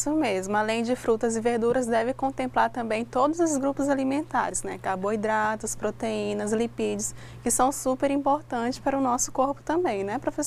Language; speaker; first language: Portuguese; native; Portuguese